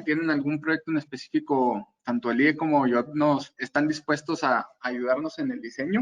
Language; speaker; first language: Spanish; native; Spanish